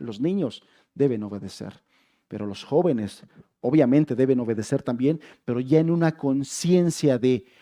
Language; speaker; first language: Spanish; native; Spanish